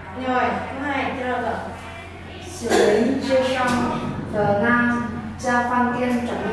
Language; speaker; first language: Chinese; non-native, learner; Vietnamese